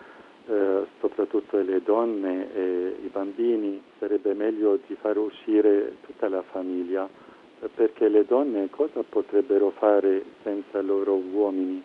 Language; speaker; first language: Italian; non-native, fluent; Arabic